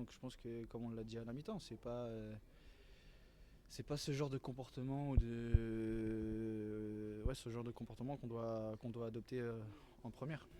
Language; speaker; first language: French; native; French